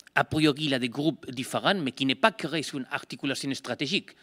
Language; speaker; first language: French; non-native, fluent; Spanish